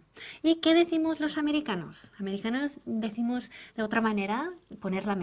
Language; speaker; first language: Spanish; non-native, fluent; English